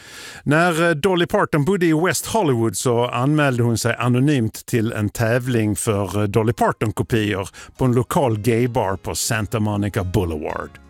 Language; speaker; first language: Swedish; native; Swedish